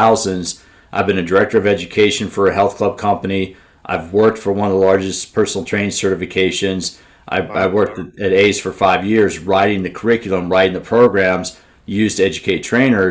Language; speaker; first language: English; native; English